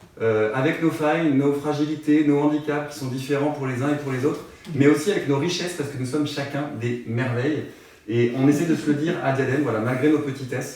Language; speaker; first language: French; native; French